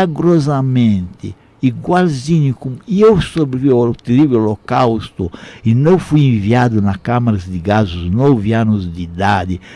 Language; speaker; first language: Portuguese; non-native, fluent; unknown